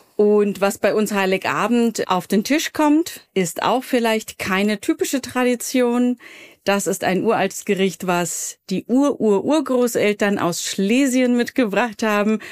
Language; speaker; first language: German; native; German